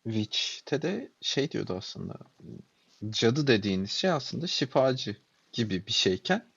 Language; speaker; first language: Turkish; native; Turkish